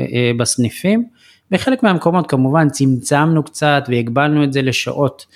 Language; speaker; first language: Hebrew; early bilingual, other home language; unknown